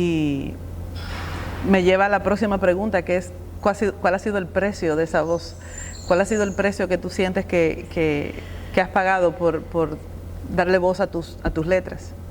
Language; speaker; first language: Spanish; native; Spanish